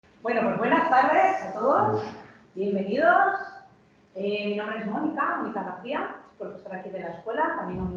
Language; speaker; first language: Spanish; native; Spanish